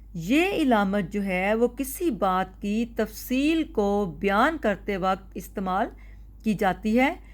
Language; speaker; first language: Urdu; non-native, local second language; Punjabi